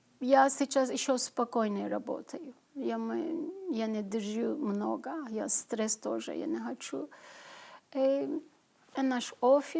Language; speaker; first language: Russian; non-native, learner; Turkish